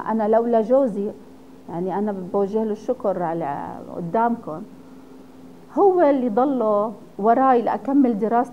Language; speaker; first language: Arabic; native; Arabic